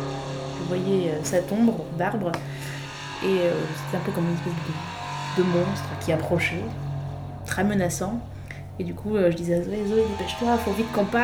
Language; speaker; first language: French; native; French